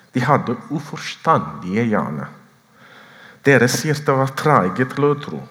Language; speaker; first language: Norwegian; non-native, fluent; Oromo